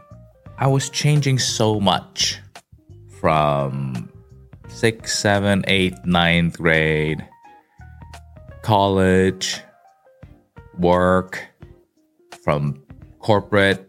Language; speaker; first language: English; non-native, local second language; Cantonese